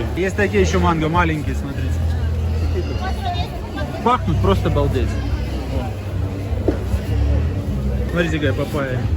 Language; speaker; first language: Russian; native; Russian